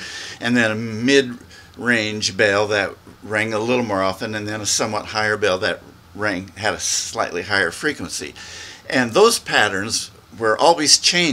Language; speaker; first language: English; native; English